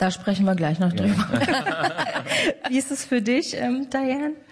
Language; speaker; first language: German; native; German